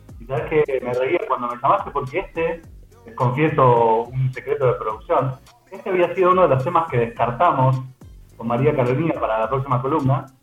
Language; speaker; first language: Spanish; native; Spanish